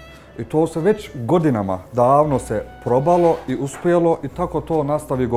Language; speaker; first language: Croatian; non-native, fluent; Turkish